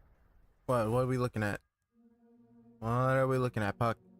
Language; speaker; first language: English; native; English